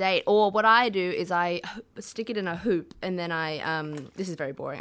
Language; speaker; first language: English; native; English